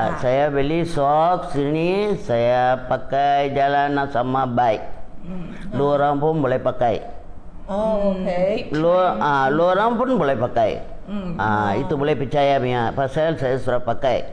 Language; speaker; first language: Indonesian; non-native, local second language; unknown